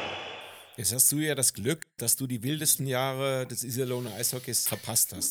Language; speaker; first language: German; native; German